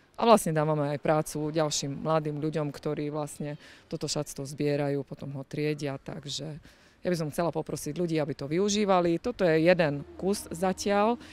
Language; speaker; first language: Slovak; native; Slovak